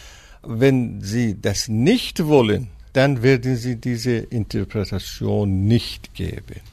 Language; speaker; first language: German; non-native, fluent; Persian